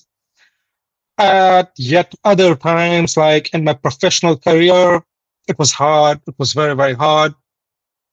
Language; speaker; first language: English; non-native, local second language; Hindi